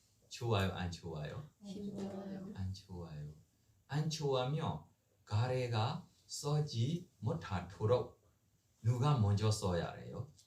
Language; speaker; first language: Korean; non-native, learner; Burmese